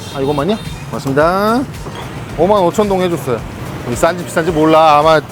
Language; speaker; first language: Korean; native; Korean